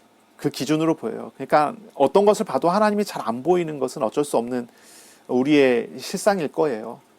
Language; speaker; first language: Korean; native; Korean